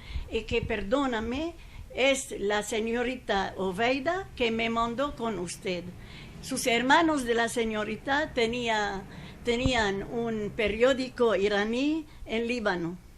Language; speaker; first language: Spanish; non-native, fluent; Persian